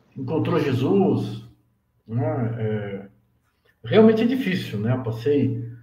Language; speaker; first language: Portuguese; native; Portuguese